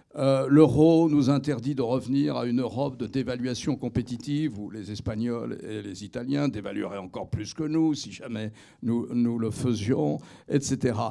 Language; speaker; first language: French; native; French